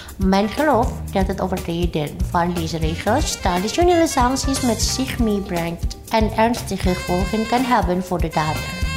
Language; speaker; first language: Dutch; non-native, fluent; Indonesian